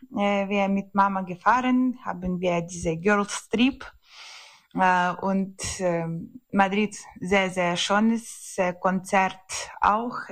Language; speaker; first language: German; non-native, learner; Ukrainian